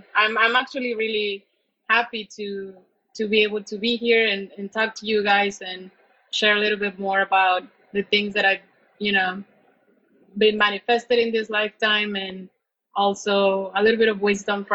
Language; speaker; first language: English; non-native, fluent; Spanish